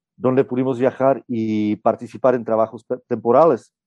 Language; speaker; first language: Spanish; non-native, fluent; Czech